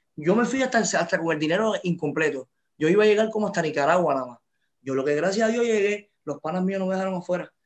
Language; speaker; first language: Spanish; native; Spanish